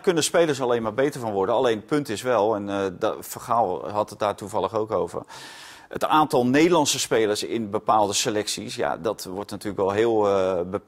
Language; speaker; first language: Dutch; native; Dutch